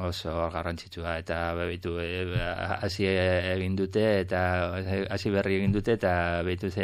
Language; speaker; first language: Basque; non-native, local second language; Spanish